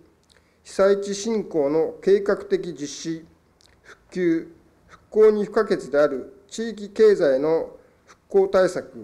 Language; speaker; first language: Japanese; native; Japanese